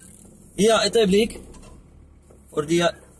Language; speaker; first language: Swedish; non-native, learner; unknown